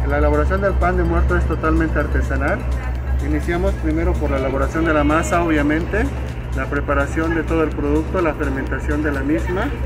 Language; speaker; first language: Spanish; native; Spanish